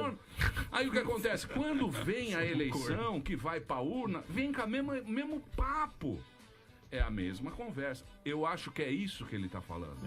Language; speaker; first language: Portuguese; native; Portuguese